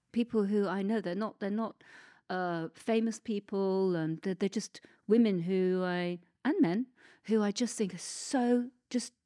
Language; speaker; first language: English; native; English